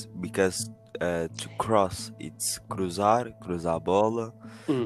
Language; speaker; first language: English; non-native, learner; Portuguese